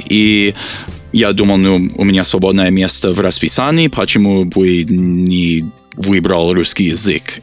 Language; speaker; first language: Russian; non-native, learner; English